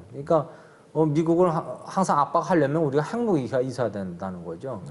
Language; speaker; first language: Korean; native; Korean